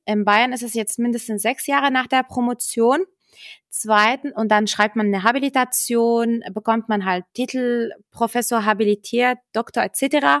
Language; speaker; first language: German; non-native, fluent; Arabic